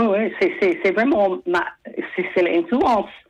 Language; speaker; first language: French; non-native, fluent; English